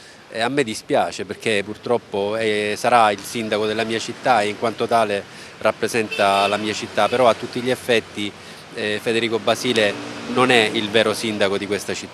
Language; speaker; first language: Italian; native; Italian